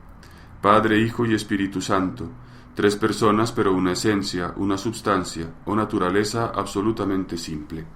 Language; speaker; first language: Spanish; native; Spanish